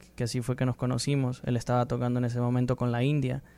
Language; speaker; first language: Spanish; native; Spanish